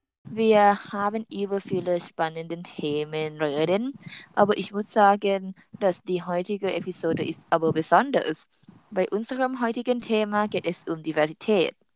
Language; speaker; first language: German; non-native, learner; Thai